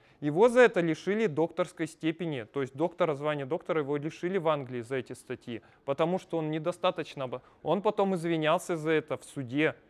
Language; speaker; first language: Russian; native; Russian